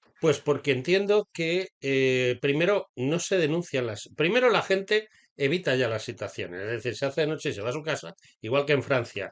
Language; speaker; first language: Spanish; native; Spanish